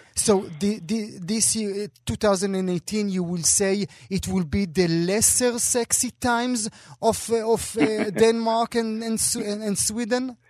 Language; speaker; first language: English; non-native, fluent; Hebrew